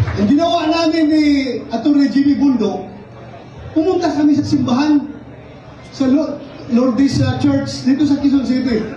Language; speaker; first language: Filipino; non-native, local second language; Cebuano